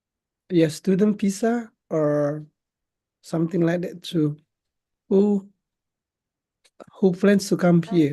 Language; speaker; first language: English; non-native, learner; Indonesian